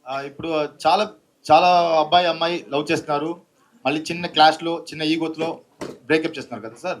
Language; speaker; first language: Telugu; non-native, learner; Tamil